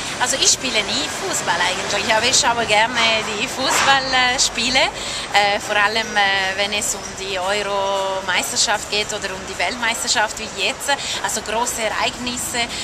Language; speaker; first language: German; non-native, local second language; Italian